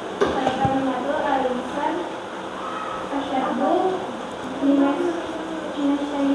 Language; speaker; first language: Arabic; non-native, learner; Indonesian